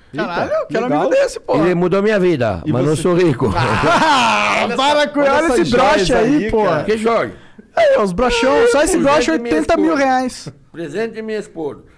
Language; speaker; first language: Portuguese; non-native, fluent; French